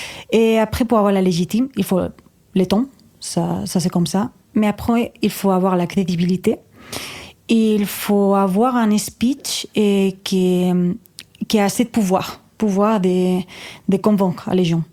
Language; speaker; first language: French; non-native, fluent; Spanish